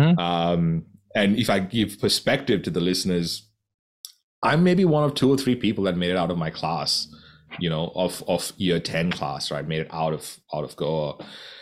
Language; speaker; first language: English; non-native, local second language; Konkani